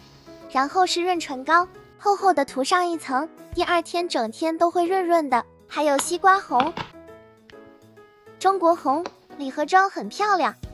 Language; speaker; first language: Chinese; native; Chinese